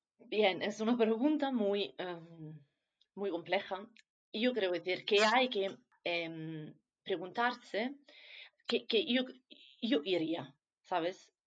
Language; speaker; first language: Spanish; non-native, fluent; Italian